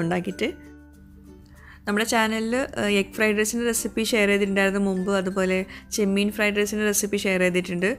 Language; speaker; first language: Malayalam; native; Malayalam